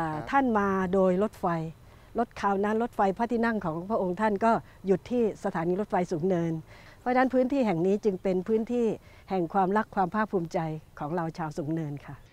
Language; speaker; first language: Thai; native; Thai